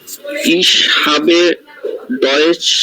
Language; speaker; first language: German; non-native, learner; Bangla